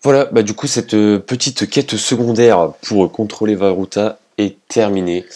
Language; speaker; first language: French; native; French